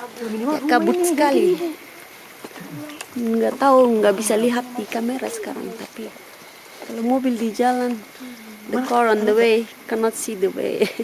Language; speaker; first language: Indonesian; non-native, learner; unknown